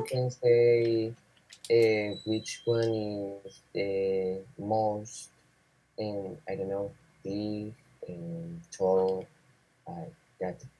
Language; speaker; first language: English; non-native, learner; Spanish